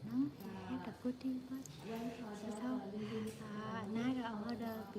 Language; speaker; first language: English; non-native, learner; Vietnamese